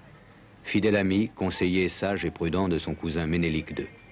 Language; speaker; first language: French; native; French